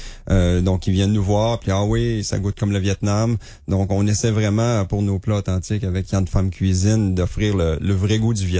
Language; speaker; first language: French; native; French